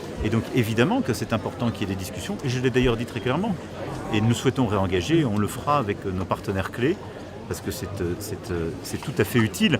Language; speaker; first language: French; native; French